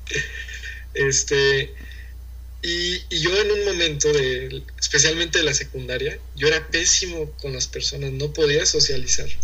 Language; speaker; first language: Spanish; early bilingual, heritage; Spanish